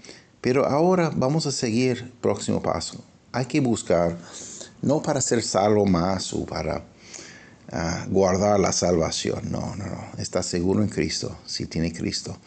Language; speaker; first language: Spanish; non-native, fluent; English